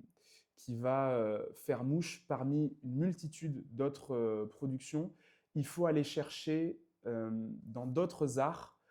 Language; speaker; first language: French; native; French